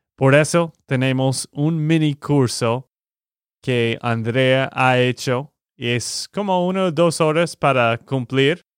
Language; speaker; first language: Spanish; non-native, learner; English